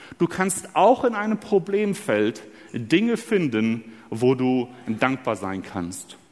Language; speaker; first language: German; early bilingual, other home language; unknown